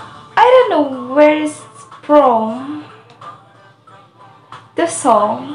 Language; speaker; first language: English; non-native, learner; Indonesian